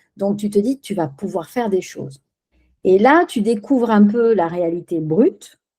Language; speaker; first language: French; early bilingual, other home language; Spanish